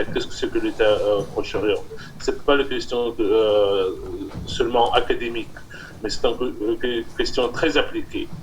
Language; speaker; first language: French; non-native, fluent; Russian